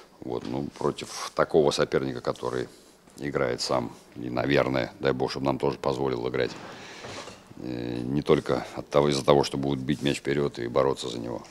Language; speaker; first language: Russian; native; Russian